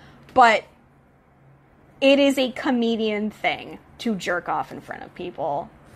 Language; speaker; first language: English; native; English